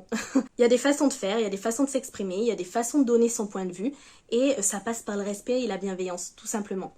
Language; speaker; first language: French; native; French